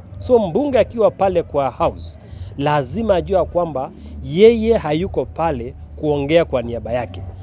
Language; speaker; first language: Swahili; non-native, local second language; Kalenjin